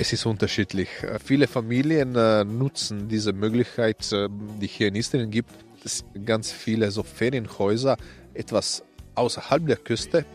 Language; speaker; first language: German; non-native, fluent; Croatian